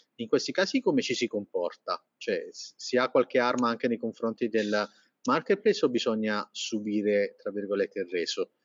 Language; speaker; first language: Italian; native; Italian